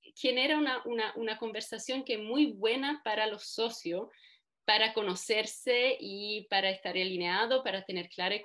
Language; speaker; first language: Spanish; non-native, fluent; Italian